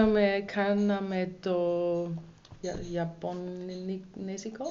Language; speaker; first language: Greek; non-native, learner; German